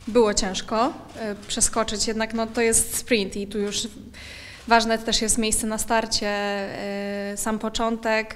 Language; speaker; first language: Polish; native; Polish